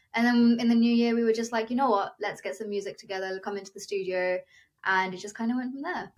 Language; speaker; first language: English; non-native, local second language; Telugu